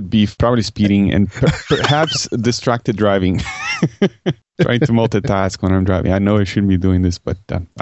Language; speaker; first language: English; non-native, fluent; Portuguese